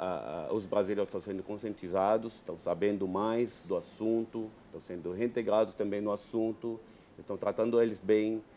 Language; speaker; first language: Portuguese; non-native, fluent; Arabic